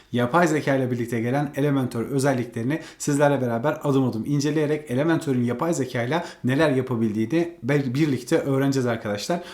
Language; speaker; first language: Turkish; native; Turkish